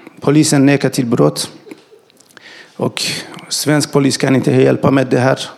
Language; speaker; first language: Swedish; non-native, learner; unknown